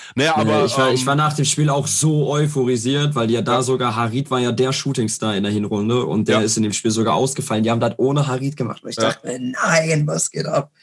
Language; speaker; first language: German; native; German